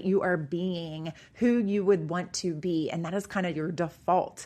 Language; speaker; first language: English; native; English